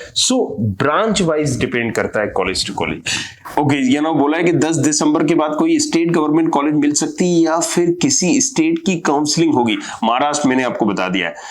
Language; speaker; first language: Hindi; native; Hindi